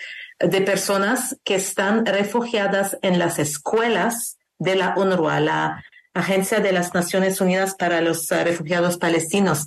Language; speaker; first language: Spanish; non-native, learner; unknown